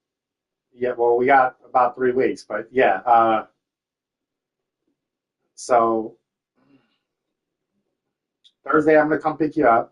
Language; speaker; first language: English; native; English